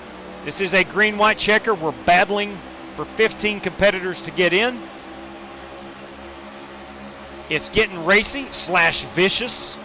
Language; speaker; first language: English; native; English